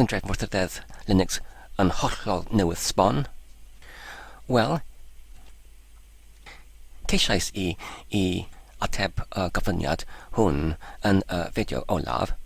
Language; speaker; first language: Welsh; non-native, learner; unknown